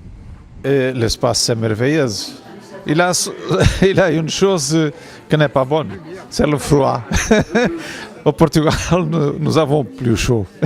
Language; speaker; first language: French; non-native, fluent; Portuguese